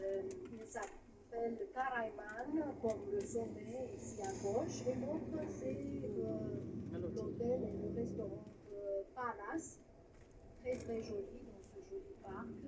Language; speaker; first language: French; non-native, fluent; Romanian